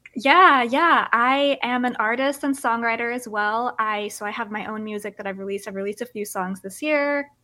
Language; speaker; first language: English; early bilingual, other home language; Filipino